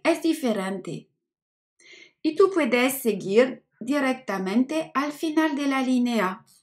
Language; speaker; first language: Spanish; non-native, learner; French